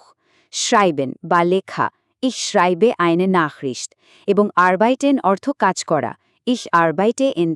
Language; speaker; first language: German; non-native, fluent; Bangla